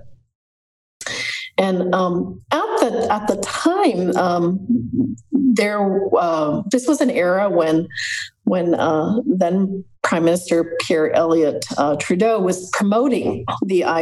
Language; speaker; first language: English; native; English